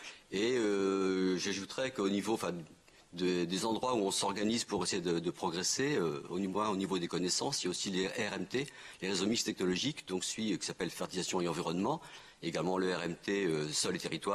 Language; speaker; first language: French; native; French